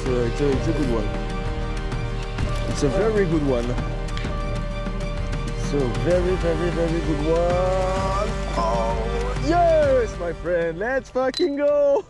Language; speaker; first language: English; non-native, learner; French